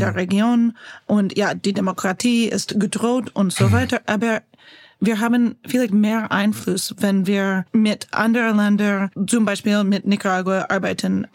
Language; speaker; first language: German; non-native, learner; English